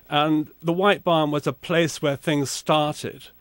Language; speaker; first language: English; native; English